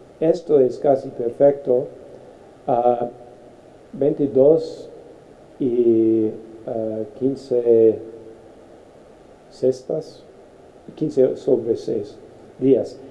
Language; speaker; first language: Spanish; non-native, fluent; English